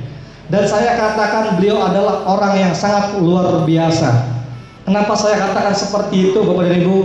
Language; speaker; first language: Indonesian; native; Indonesian